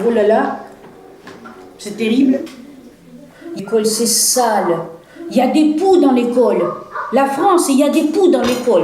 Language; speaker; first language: French; early bilingual, heritage; Russian